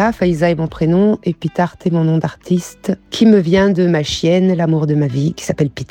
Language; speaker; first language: French; early bilingual, other home language; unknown